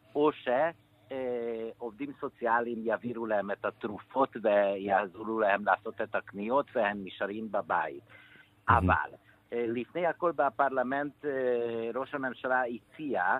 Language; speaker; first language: Hebrew; non-native, fluent; Hungarian